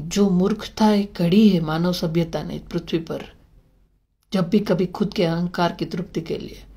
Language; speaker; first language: Hindi; non-native, local second language; Gujarati